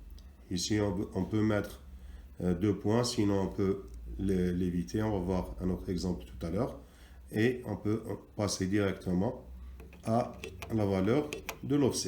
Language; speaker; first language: French; non-native, local second language; Arabic